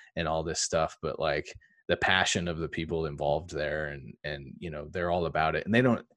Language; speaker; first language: English; native; English